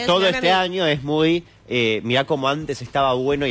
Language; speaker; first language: Spanish; native; Spanish